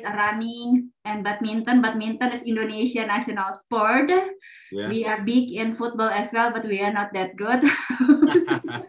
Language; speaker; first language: English; non-native, fluent; Indonesian